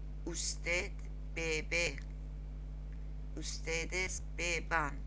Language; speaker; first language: Spanish; non-native, learner; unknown